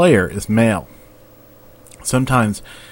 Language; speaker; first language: English; native; English